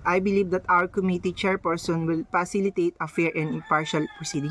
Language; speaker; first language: English; non-native, local second language; Filipino